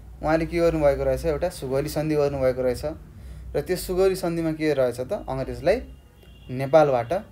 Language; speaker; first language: Nepali; native; Nepali